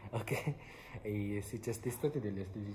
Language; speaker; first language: Russian; non-native, learner; Hindi